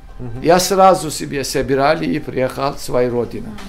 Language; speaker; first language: Russian; non-native, learner; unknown